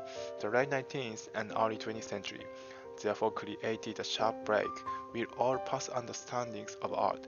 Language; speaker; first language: English; non-native, fluent; Japanese